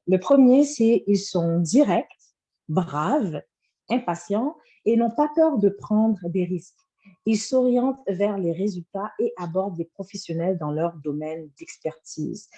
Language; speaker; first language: French; native; French